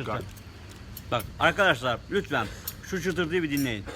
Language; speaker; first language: Turkish; native; Turkish